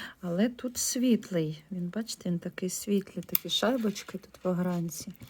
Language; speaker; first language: Ukrainian; non-native, local second language; Russian